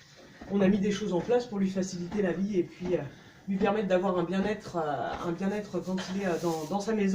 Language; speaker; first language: French; native; French